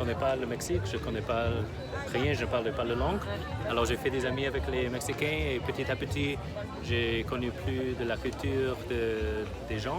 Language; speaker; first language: French; non-native, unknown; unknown